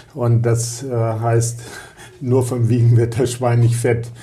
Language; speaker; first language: German; native; German